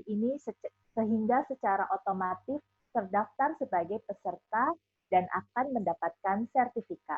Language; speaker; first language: Indonesian; native; Indonesian